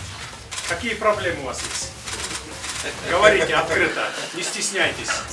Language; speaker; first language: Russian; non-native, local second language; Kyrgyz